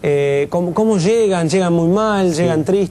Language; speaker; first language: Spanish; native; Spanish